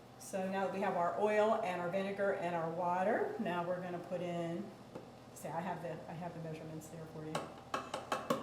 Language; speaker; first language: English; native; English